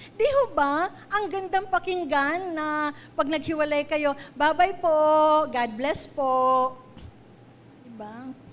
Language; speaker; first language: Filipino; non-native, local second language; Cebuano